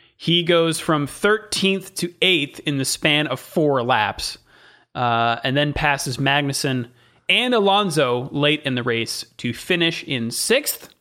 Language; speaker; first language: English; native; English